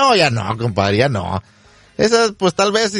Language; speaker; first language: Spanish; native; Spanish